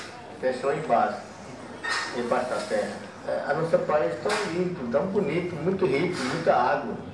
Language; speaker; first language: Portuguese; non-native, local second language; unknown